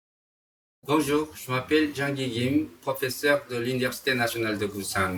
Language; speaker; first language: French; non-native, fluent; Korean